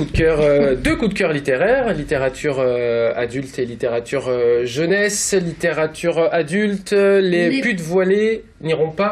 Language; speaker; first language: French; native; French